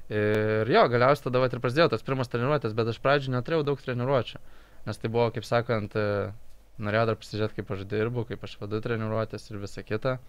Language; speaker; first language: Lithuanian; native; Lithuanian